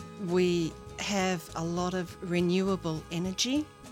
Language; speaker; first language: English; native; English